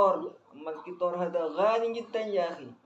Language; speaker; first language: Arabic; non-native, learner; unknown